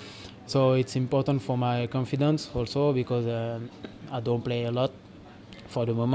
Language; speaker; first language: English; non-native, fluent; French